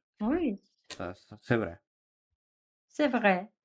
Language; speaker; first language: French; non-native, fluent; Russian